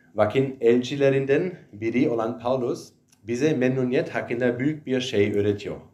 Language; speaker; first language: Turkish; non-native, fluent; German